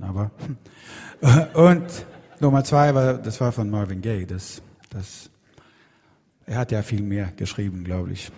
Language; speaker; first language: German; non-native, fluent; Swedish